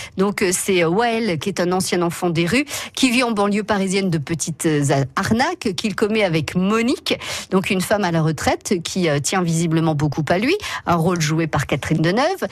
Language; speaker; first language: French; native; French